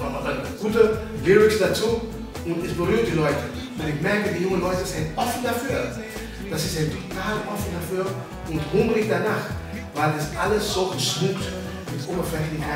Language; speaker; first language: German; non-native, fluent; Papiamento